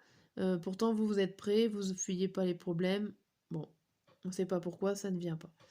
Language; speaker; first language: French; native; French